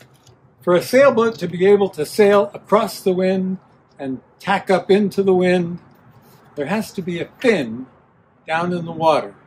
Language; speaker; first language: English; native; English